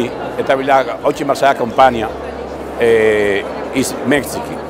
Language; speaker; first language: Russian; non-native, fluent; Spanish